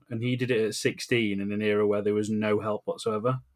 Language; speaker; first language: English; native; English